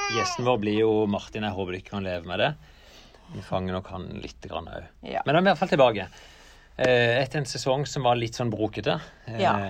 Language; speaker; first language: Norwegian; native; Norwegian